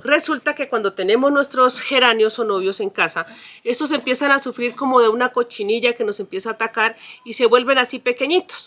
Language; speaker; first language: Spanish; native; Spanish